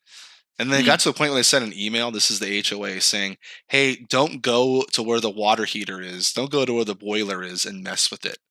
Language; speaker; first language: English; native; English